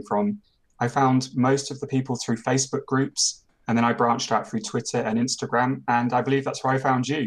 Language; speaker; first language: English; native; English